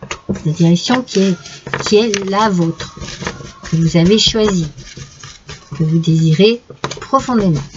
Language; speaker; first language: French; native; French